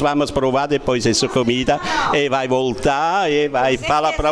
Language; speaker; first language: Portuguese; non-native, learner; German